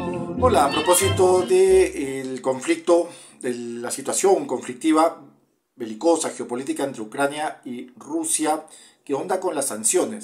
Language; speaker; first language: Spanish; native; Spanish